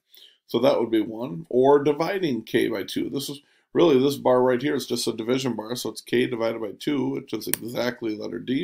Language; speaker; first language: English; native; English